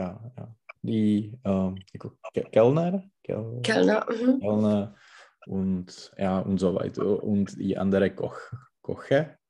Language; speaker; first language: German; non-native, learner; Czech